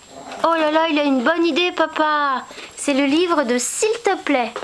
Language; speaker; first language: French; native; French